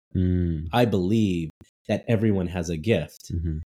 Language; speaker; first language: English; native; English